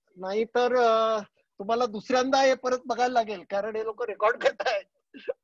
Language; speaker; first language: Marathi; non-native, local second language; Gujarati